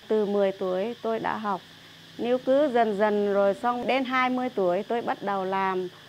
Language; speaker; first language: Vietnamese; non-native, local second language; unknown